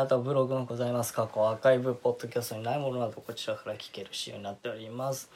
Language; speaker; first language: Japanese; native; Japanese